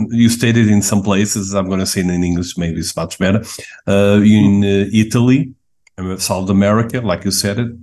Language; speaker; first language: English; non-native, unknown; Portuguese